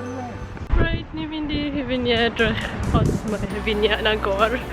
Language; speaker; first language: Welsh; non-native, learner; English